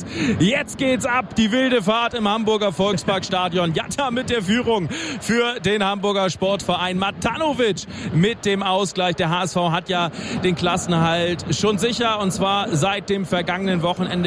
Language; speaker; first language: German; native; German